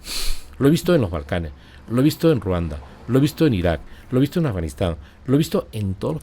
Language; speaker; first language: Spanish; native; Spanish